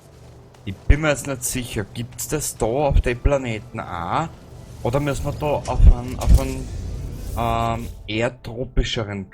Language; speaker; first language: German; native; German